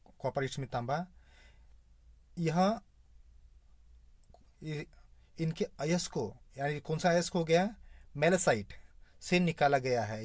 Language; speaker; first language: Hindi; non-native, local second language; Marathi